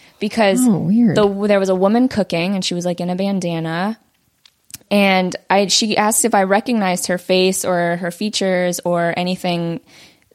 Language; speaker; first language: English; early bilingual, other home language; Vietnamese